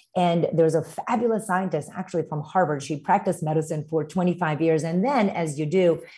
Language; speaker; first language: English; early bilingual, other home language; Romanian